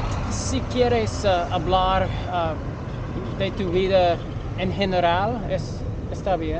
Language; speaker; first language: Spanish; non-native, learner; English